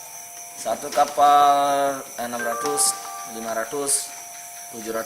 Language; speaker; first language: Indonesian; non-native, learner; Rohingya